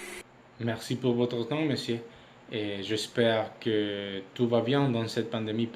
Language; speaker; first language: French; non-native, learner; Spanish